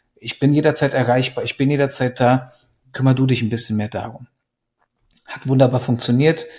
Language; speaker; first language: German; native; German